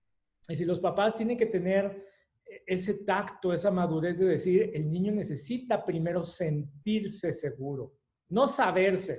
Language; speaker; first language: Spanish; native; Spanish